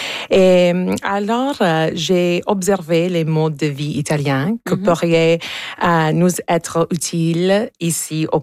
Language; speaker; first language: French; non-native, local second language; English